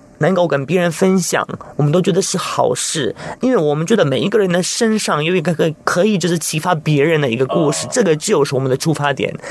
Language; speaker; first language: Chinese; non-native, fluent; Italian